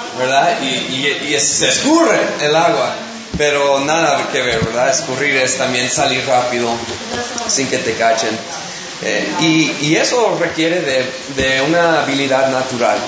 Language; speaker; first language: Spanish; non-native, fluent; English